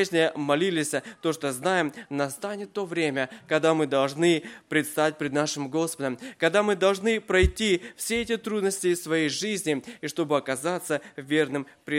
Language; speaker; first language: Russian; native; Russian